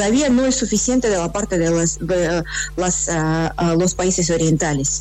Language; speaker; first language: Spanish; non-native, fluent; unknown